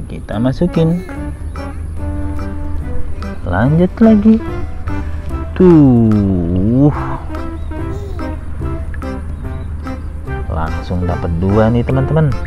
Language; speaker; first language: Indonesian; native; Indonesian